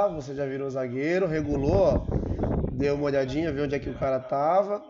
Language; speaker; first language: Portuguese; native; Portuguese